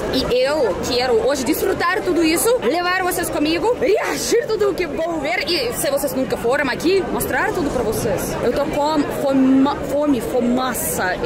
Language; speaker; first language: Portuguese; non-native, fluent; Russian